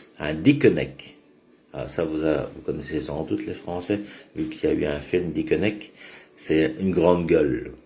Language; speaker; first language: French; native; French